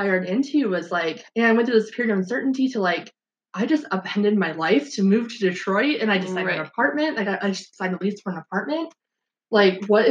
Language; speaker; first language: English; native; English